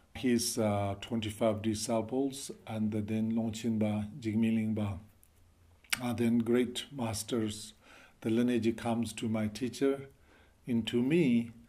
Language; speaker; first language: English; non-native, learner; Chinese